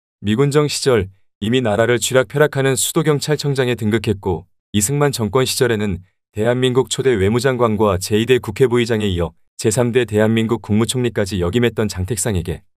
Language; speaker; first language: Korean; native; Korean